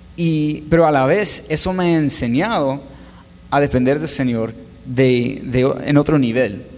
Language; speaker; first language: Spanish; non-native, fluent; English